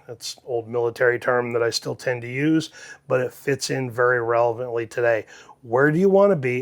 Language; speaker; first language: English; native; English